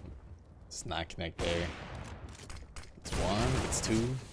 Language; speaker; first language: English; native; English